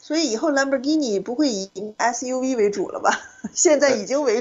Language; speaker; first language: Chinese; native; Chinese